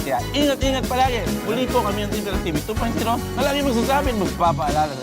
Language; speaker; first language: Filipino; non-native, local second language; Pampanga